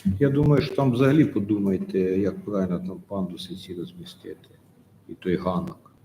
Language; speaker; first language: Ukrainian; native; Ukrainian